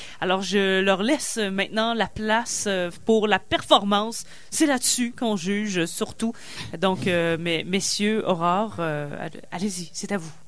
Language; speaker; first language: French; native; French